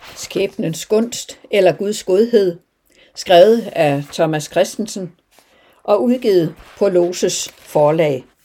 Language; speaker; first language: Danish; native; Danish